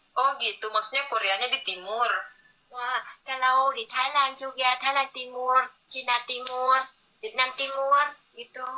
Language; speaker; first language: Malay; non-native, learner; Vietnamese